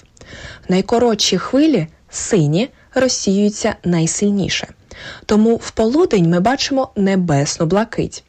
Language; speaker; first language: Ukrainian; native; Ukrainian